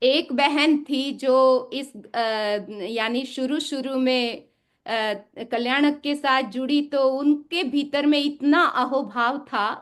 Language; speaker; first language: Hindi; native; Hindi